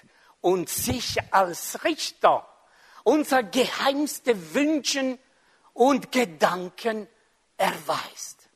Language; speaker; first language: German; non-native, fluent; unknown